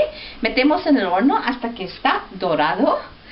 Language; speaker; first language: Spanish; non-native, fluent; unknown